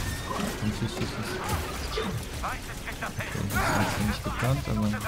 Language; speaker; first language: German; native; German